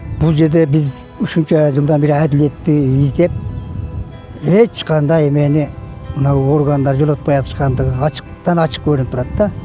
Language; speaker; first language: Kyrgyz; native; Kyrgyz